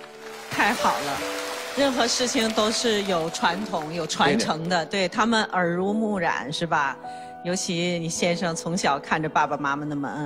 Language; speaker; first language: Chinese; native; Chinese